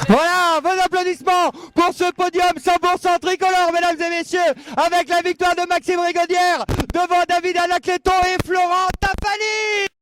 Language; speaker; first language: French; native; French